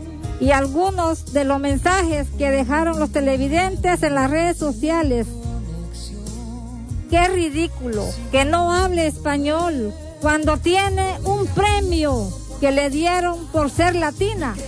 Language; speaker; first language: Spanish; native; Spanish